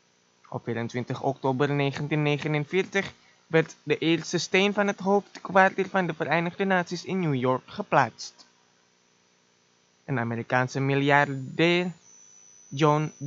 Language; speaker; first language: Dutch; non-native, fluent; Indonesian